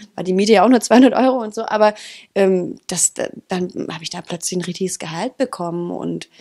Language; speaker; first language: German; non-native, fluent; Danish